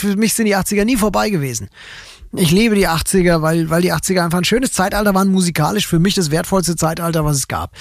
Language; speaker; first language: German; native; German